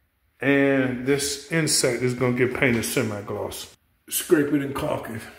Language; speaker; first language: English; native; English